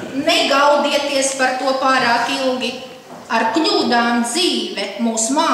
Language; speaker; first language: Latvian; native; Latvian